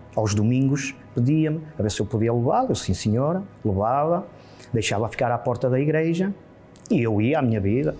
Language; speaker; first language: Portuguese; native; Portuguese